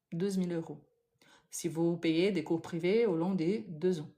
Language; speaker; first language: French; non-native, fluent; Portuguese